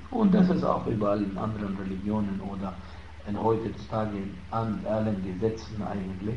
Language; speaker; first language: German; non-native, fluent; Arabic